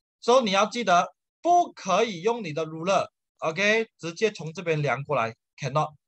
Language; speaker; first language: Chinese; native; Chinese